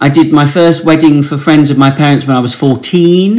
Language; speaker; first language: English; native; English